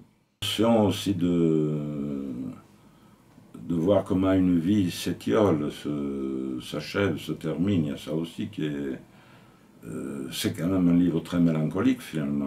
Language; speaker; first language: French; native; French